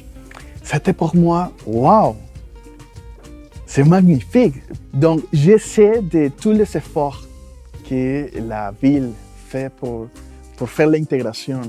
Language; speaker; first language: French; non-native, fluent; Spanish